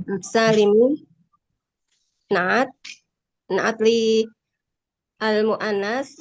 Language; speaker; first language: Arabic; non-native, learner; Indonesian